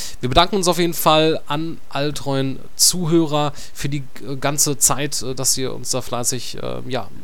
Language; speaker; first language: German; native; German